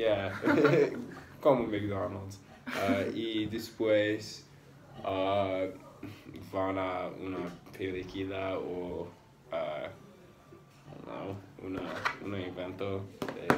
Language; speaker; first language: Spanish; non-native, learner; English